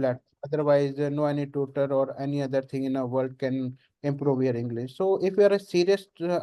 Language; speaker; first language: English; non-native, learner; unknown